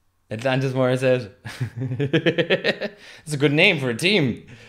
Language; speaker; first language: English; native; English